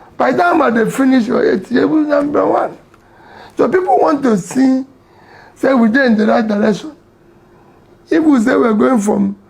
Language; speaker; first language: Nigerian Pidgin; non-native, local second language; Igbo